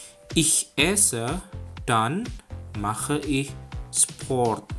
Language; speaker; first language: German; non-native, fluent; Indonesian